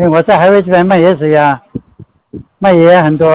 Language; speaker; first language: Chinese; non-native, local second language; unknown